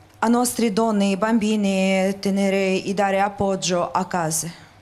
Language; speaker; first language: Italian; non-native, learner; Ukrainian